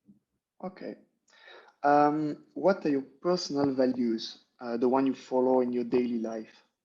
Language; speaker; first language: English; non-native, learner; French